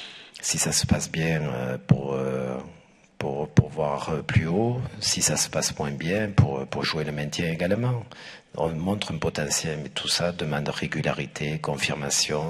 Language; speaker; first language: French; native; French